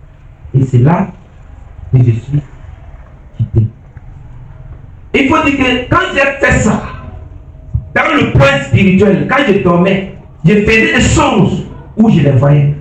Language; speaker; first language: French; non-native, local second language; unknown